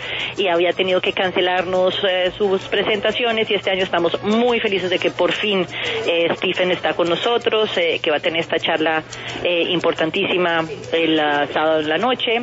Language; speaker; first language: Spanish; native; Spanish